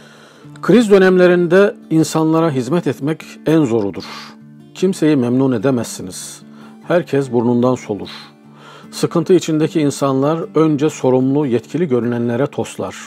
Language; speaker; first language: Turkish; native; Turkish